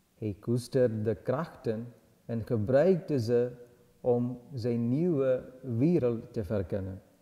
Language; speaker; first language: Dutch; non-native, learner; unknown